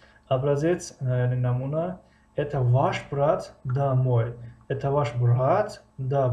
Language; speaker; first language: Russian; non-native, fluent; Tajik